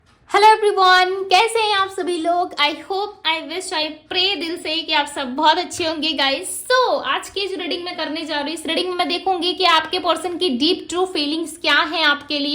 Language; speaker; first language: Hindi; native; Hindi